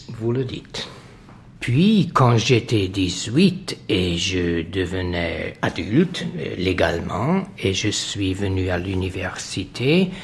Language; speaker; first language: French; non-native, fluent; Hungarian